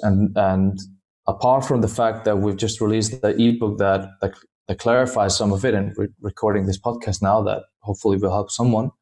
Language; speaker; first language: English; non-native, fluent; Danish